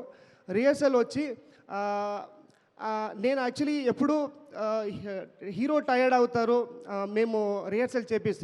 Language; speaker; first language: Telugu; non-native, learner; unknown